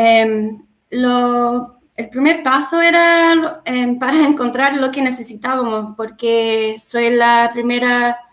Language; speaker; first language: Spanish; non-native, learner; English